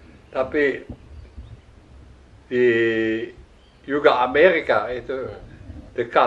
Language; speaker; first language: Indonesian; non-native, learner; Dutch